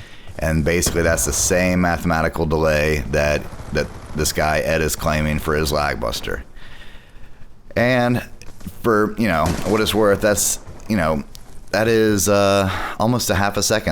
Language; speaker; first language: English; native; English